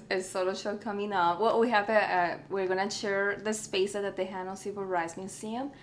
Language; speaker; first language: English; early bilingual, other home language; Spanish